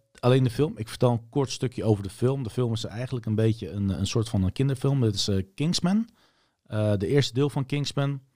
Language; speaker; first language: Dutch; early bilingual, other home language; Turkish